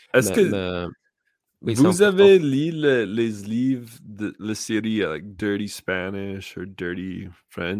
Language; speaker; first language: French; non-native, learner; English